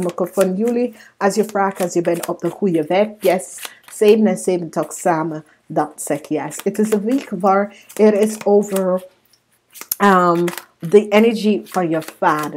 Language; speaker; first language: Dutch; non-native, learner; English